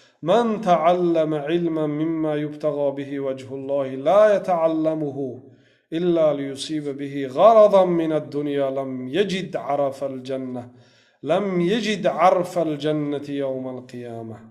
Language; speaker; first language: Arabic; non-native, fluent; Tajik